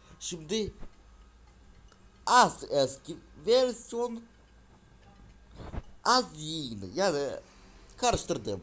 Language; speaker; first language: Turkish; non-native, learner; Russian